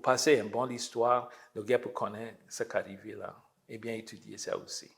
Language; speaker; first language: French; early bilingual, heritage; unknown